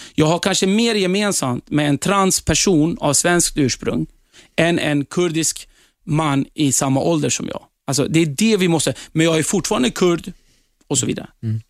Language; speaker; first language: Swedish; early bilingual, other home language; Kurdish